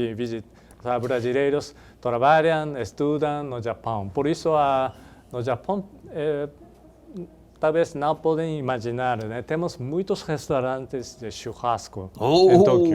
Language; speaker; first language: Portuguese; non-native, fluent; Japanese